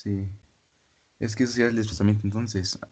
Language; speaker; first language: Spanish; native; Spanish